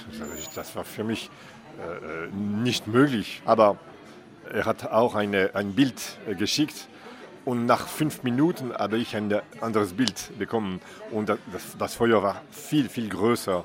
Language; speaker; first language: German; non-native, fluent; French